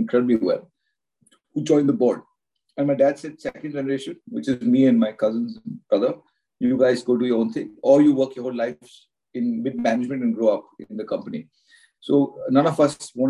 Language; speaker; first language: English; non-native, local second language; Hindi